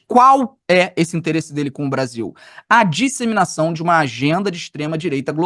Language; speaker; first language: Portuguese; native; Portuguese